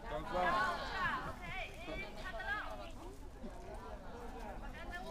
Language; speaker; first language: Filipino; non-native, learner; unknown